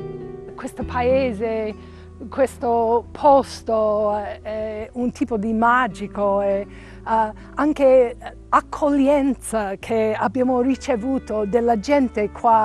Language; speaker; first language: Italian; non-native, learner; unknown